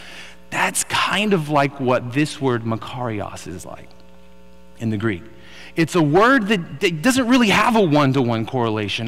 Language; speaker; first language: English; native; English